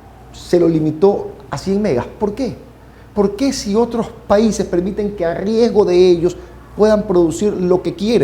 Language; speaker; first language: Spanish; native; Spanish